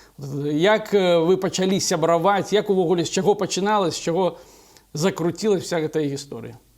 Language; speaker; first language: Belarusian; non-native, local second language; Russian